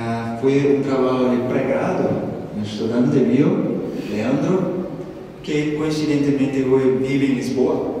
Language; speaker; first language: Spanish; non-native, learner; Portuguese